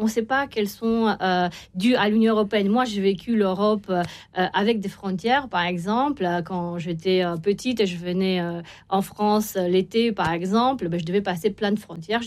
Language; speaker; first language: French; non-native, fluent; Romanian